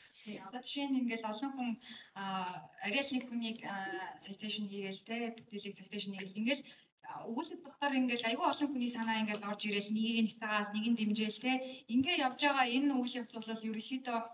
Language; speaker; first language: Mongolian; native; Mongolian